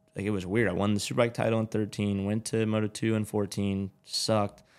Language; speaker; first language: English; native; English